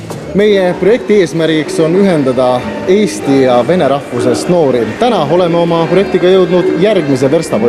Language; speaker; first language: Estonian; native; Estonian